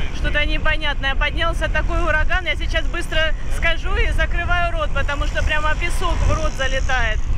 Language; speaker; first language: Russian; native; Russian